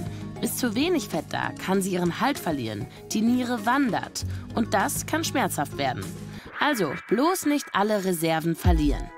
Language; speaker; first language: German; native; German